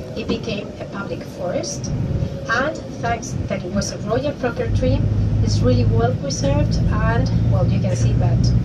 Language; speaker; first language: English; non-native, fluent; Spanish